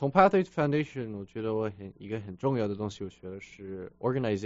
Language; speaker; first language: Chinese; early bilingual, heritage; Chinese